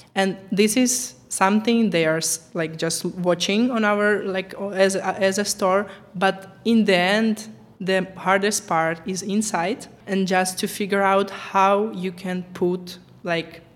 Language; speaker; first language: English; non-native, fluent; Ukrainian